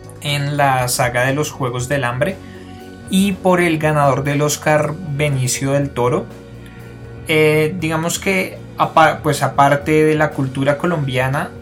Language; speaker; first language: Spanish; native; Spanish